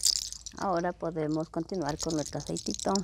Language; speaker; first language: Spanish; native; Spanish